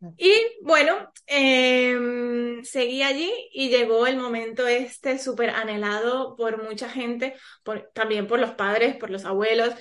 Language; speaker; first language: Spanish; native; Spanish